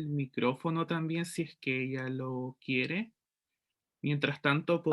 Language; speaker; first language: Spanish; native; Spanish